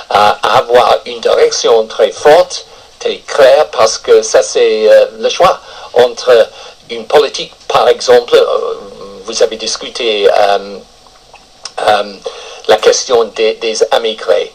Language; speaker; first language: French; non-native, fluent; English